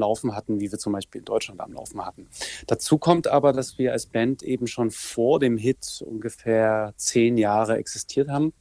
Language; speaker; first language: German; native; German